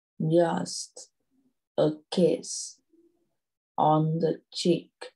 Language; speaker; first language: English; non-native, learner; Vietnamese